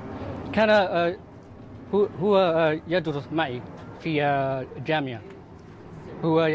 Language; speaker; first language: Arabic; non-native, learner; Filipino